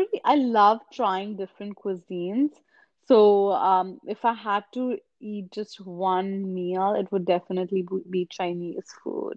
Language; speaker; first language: English; non-native, local second language; Hindi